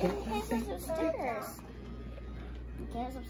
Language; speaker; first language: English; native; English